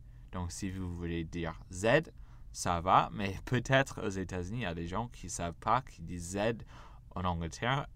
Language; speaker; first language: French; non-native, fluent; English